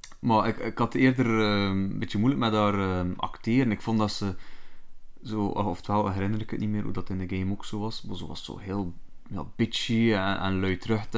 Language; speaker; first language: Dutch; native; Dutch